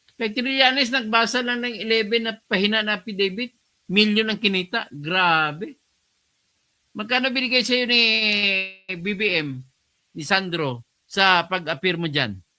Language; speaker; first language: Filipino; non-native, local second language; Hiligaynon